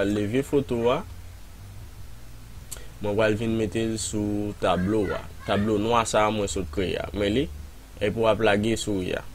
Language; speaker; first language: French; non-native, learner; Haitian Creole